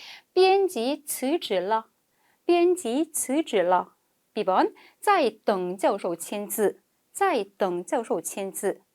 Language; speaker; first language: Chinese; non-native, fluent; Korean